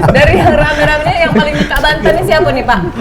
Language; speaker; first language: Indonesian; native; Indonesian